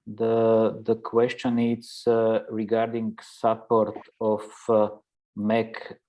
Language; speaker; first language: English; non-native, fluent; Slovak